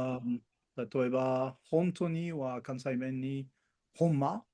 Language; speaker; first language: Japanese; non-native, learner; Spanish